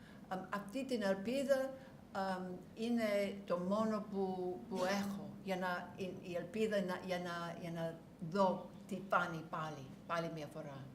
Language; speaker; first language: Greek; non-native, learner; English